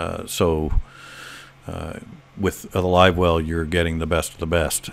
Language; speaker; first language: English; native; English